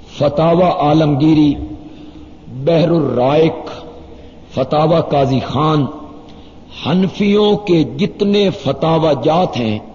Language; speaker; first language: Urdu; non-native, local second language; Punjabi